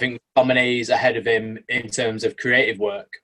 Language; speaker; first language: English; native; English